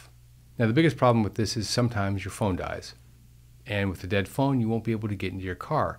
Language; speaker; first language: English; native; English